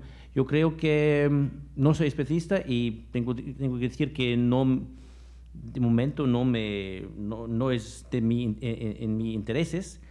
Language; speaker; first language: Spanish; non-native, fluent; German